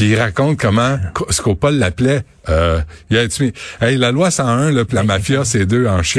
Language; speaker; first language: French; native; French